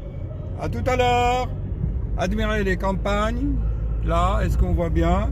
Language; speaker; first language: French; non-native, fluent; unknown